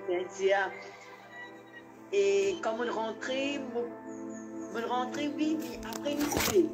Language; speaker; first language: French; non-native, learner; Morisyen